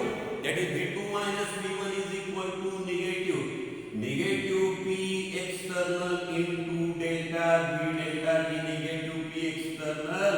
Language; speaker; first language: English; non-native, local second language; Marathi